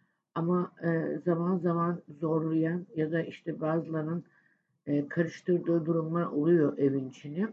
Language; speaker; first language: Turkish; native; Turkish